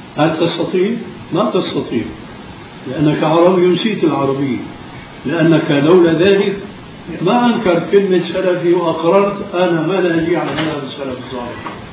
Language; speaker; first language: Arabic; early bilingual, other home language; Albanian